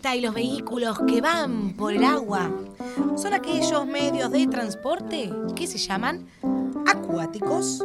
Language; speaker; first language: Spanish; native; Spanish